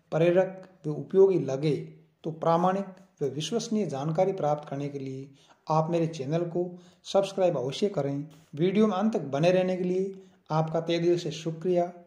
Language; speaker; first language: Hindi; native; Hindi